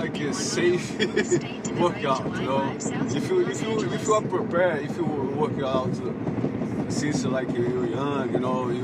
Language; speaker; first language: English; non-native, learner; Portuguese